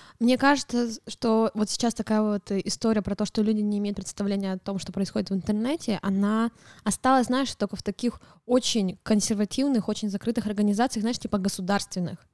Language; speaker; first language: Russian; native; Russian